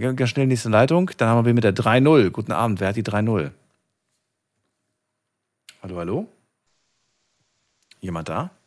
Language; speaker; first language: German; native; German